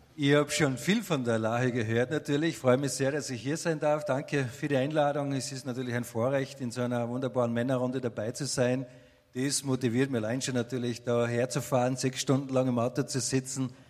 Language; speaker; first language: German; native; German